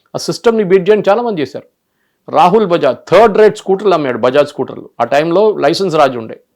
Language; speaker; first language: Telugu; non-native, local second language; Malayalam